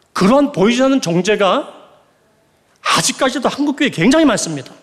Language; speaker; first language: Korean; native; Korean